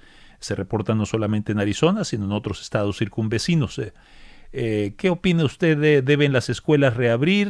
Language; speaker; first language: Spanish; native; Spanish